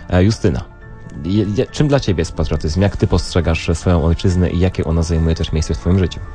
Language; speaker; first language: Polish; native; Polish